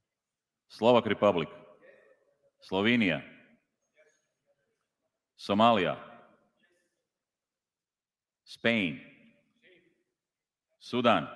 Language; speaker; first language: English; non-native, fluent; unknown